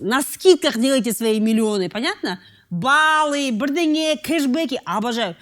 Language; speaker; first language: Russian; non-native, local second language; Kazakh